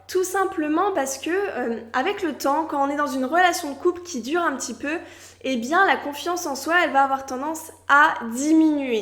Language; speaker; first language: French; native; French